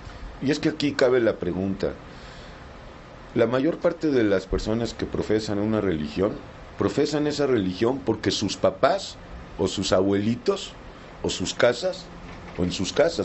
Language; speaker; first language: Spanish; native; Spanish